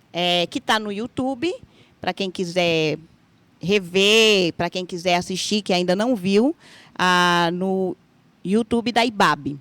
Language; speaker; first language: Portuguese; native; Portuguese